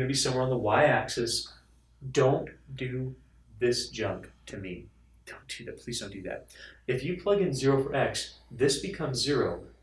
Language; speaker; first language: English; native; English